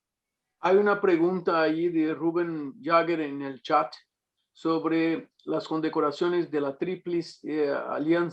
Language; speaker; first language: Spanish; non-native, fluent; Portuguese